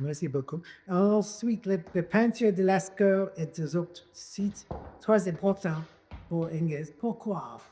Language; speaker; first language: French; non-native, fluent; English